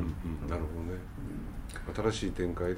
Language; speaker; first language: Japanese; native; Japanese